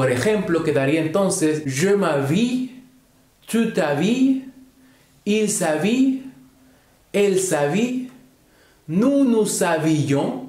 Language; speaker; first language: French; non-native, learner; Spanish